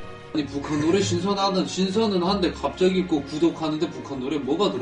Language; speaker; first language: Korean; native; Korean